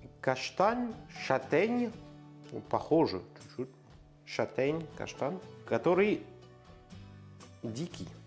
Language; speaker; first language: Russian; non-native, learner; French